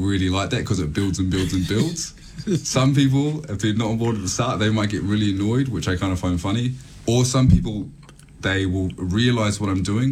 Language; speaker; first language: English; native; English